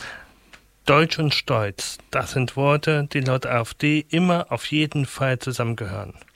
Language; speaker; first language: German; native; German